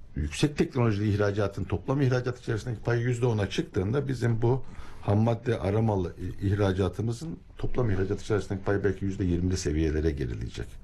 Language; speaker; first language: Turkish; native; Turkish